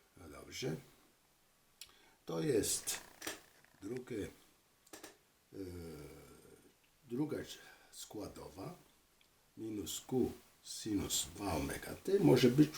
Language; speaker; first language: Polish; non-native, learner; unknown